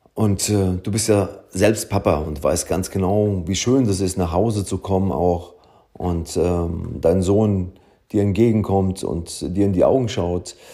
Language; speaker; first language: German; early bilingual, other home language; Italian